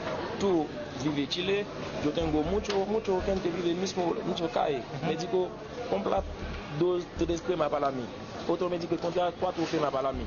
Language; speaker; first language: Spanish; non-native, learner; Haitian Creole